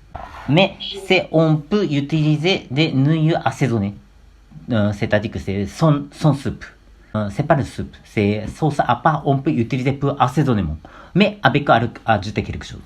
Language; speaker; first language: French; non-native, learner; Japanese